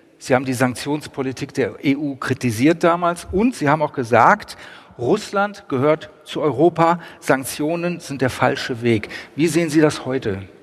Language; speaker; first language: German; native; German